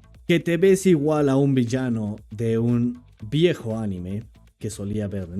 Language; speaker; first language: Spanish; non-native, fluent; English